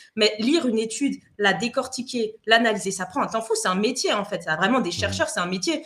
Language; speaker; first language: French; non-native, fluent; Spanish